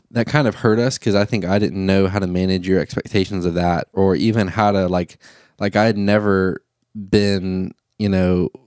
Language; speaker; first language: English; native; English